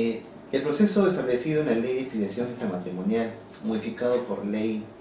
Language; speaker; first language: Spanish; native; Spanish